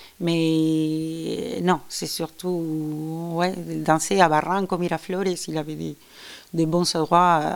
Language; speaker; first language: French; non-native, fluent; Spanish